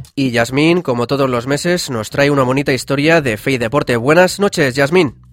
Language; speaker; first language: Spanish; native; Spanish